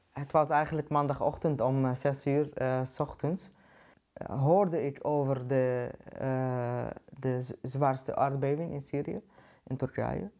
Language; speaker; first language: Dutch; non-native, fluent; Arabic